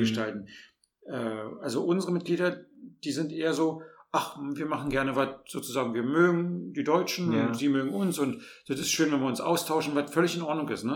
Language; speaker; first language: German; native; German